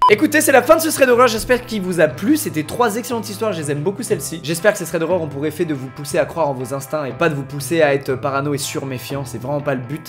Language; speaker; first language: French; native; French